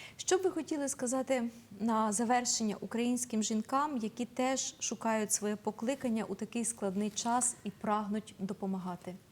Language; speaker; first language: Ukrainian; native; Ukrainian